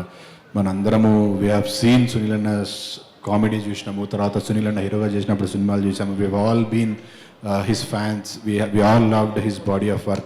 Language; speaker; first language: Telugu; native; Telugu